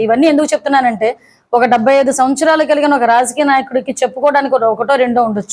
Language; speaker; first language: Telugu; native; Telugu